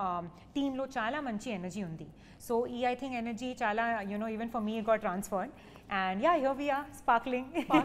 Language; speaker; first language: Telugu; non-native, learner; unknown